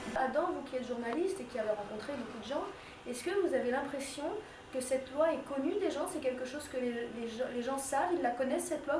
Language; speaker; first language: French; native; French